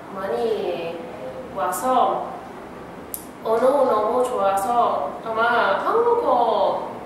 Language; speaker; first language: Korean; non-native, learner; Italian